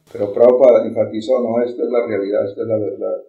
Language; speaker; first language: Spanish; native; Spanish